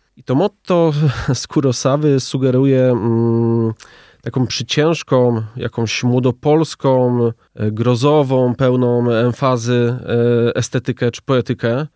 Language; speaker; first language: Polish; native; Polish